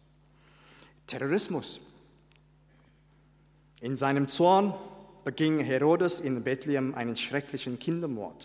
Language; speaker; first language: German; non-native, fluent; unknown